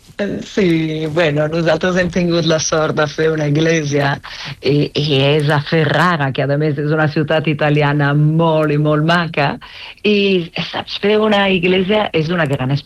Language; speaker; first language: Catalan; non-native, fluent; Italian